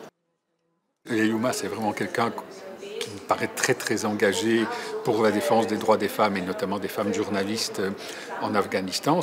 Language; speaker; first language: French; native; French